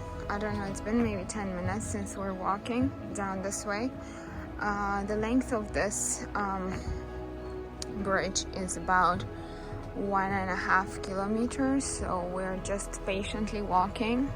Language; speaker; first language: English; non-native, learner; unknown